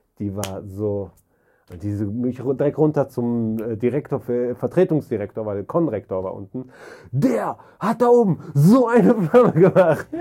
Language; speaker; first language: German; early bilingual, other home language; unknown